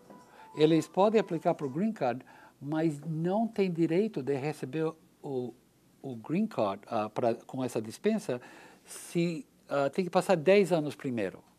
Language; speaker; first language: Portuguese; non-native, learner; English